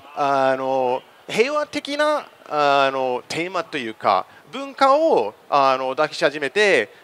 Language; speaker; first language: Japanese; non-native, fluent; English